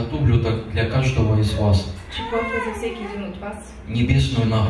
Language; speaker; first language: Russian; native; Russian